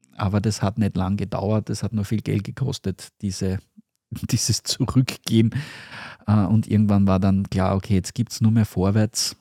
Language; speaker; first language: German; native; German